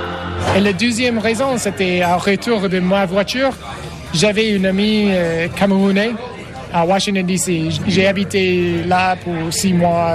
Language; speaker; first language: French; non-native, learner; English